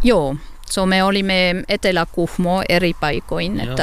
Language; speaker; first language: Finnish; non-native, learner; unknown